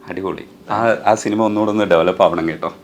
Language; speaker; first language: Malayalam; native; Malayalam